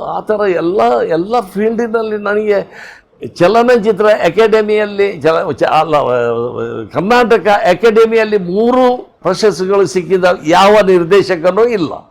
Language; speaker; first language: Kannada; non-native, local second language; Konkani